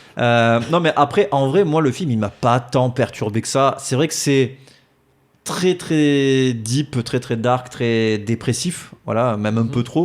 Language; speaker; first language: French; native; French